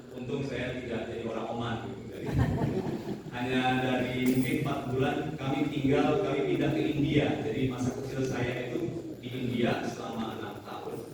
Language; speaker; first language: Indonesian; early bilingual, heritage; English